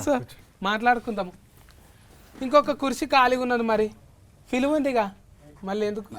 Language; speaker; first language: Telugu; native; Telugu